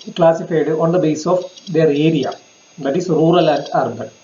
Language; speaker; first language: English; non-native, local second language; Malayalam